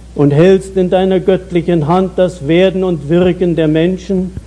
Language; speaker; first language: German; native; German